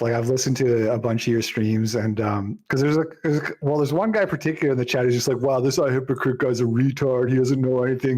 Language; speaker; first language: English; native; English